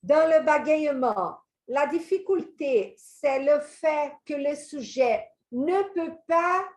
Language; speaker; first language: French; non-native, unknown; Portuguese